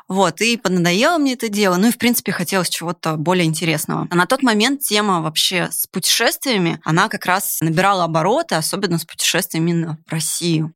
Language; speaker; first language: Russian; native; Russian